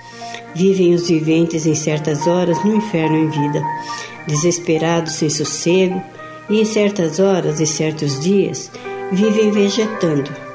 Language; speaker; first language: Portuguese; native; Portuguese